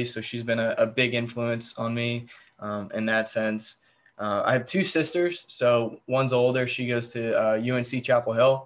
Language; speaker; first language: English; native; English